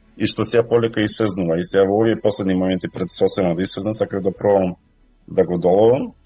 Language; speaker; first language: Macedonian; native; Macedonian